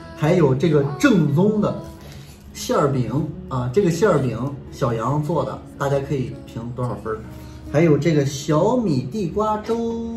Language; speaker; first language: Chinese; native; Chinese